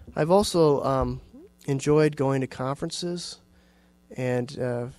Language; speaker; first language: English; native; English